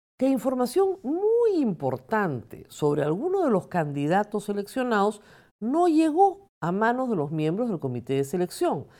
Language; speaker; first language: Spanish; native; Spanish